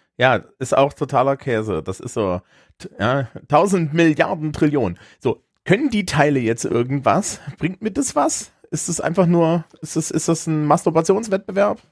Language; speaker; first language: German; native; German